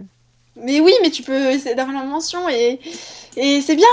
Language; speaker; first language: French; native; French